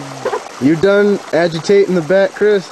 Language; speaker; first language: English; native; English